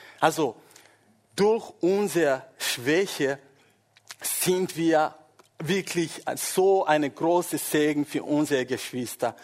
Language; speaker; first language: German; non-native, fluent; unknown